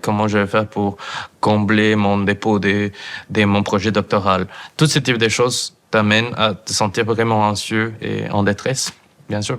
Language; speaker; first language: French; non-native, fluent; Spanish